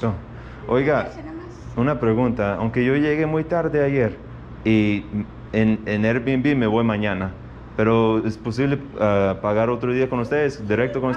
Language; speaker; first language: Spanish; non-native, fluent; English